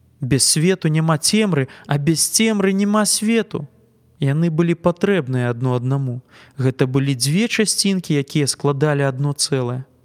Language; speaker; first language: Belarusian; native; Belarusian